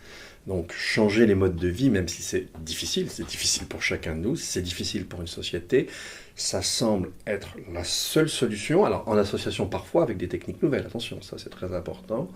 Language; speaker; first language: French; native; French